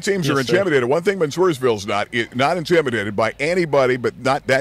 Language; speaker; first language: English; native; English